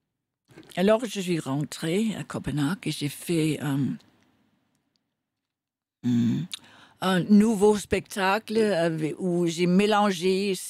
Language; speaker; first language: French; non-native, fluent; Danish